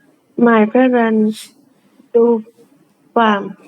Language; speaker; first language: English; non-native, learner; Vietnamese